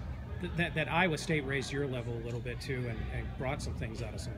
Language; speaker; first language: English; native; English